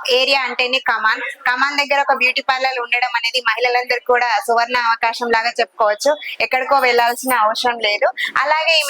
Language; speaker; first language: Telugu; native; Telugu